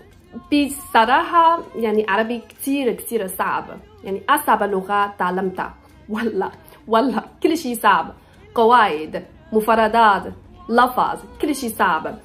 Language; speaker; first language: Arabic; non-native, fluent; Chinese